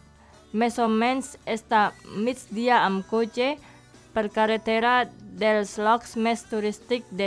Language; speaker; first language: Catalan; non-native, fluent; Indonesian